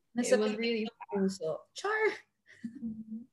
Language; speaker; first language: English; non-native, local second language; Cebuano